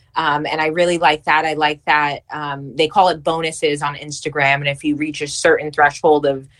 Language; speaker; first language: English; native; English